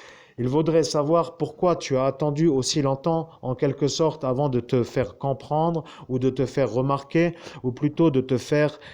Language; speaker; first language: French; native; French